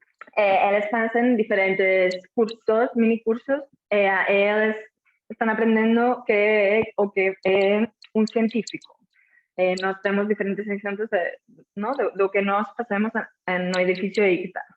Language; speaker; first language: Portuguese; non-native, fluent; Catalan